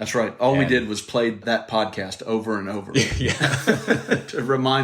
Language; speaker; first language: English; native; English